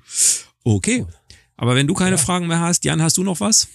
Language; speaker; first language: German; native; German